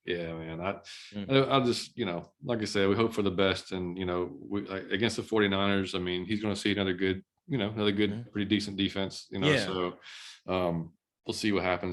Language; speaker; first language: English; native; English